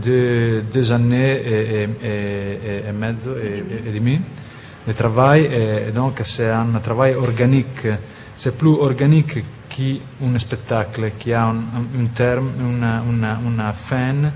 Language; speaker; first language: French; non-native, fluent; Italian